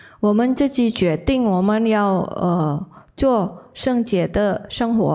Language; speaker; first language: Chinese; non-native, learner; Indonesian